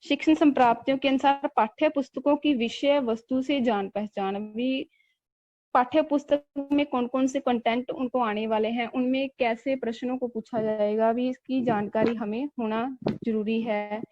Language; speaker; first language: Hindi; non-native, local second language; Punjabi